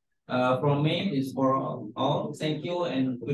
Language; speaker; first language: English; non-native, fluent; Indonesian